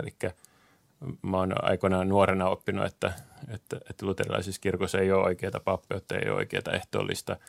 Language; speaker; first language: Finnish; native; Finnish